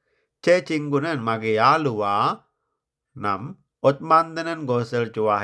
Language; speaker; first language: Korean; non-native, fluent; Sinhala